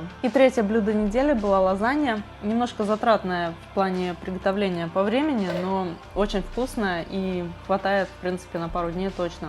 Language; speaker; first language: Russian; native; Russian